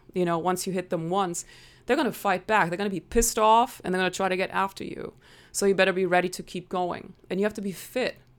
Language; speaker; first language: English; non-native, fluent; German